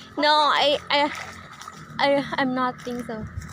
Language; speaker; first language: English; non-native, learner; Thai